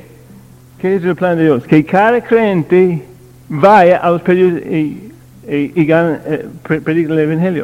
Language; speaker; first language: Spanish; non-native, learner; English